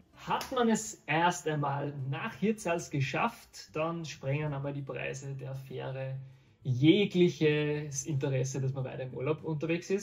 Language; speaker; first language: German; native; German